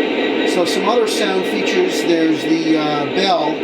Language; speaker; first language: English; native; English